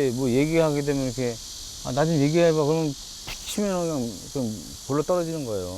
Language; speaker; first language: Korean; native; Korean